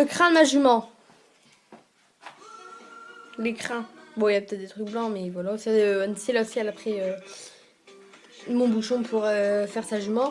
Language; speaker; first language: French; native; French